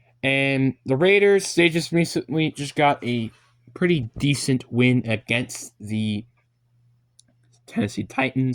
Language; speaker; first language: English; native; English